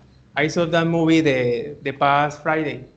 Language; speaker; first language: English; non-native, learner; Spanish